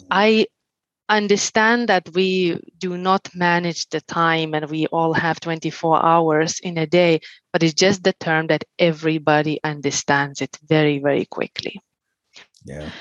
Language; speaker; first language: English; non-native, fluent; Lithuanian